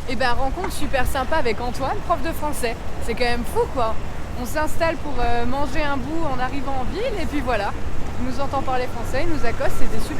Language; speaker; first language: French; native; French